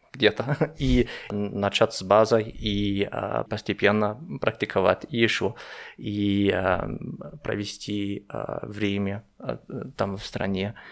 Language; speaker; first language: Russian; non-native, fluent; German